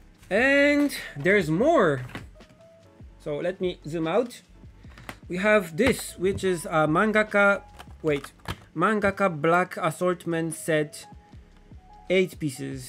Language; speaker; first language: English; non-native, fluent; Polish